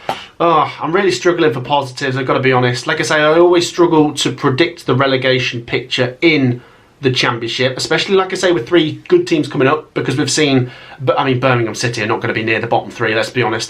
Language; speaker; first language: English; native; English